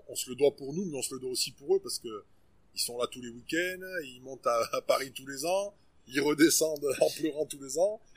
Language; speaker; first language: French; native; French